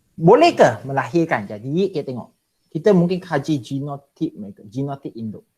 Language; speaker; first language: Malay; non-native, local second language; Chinese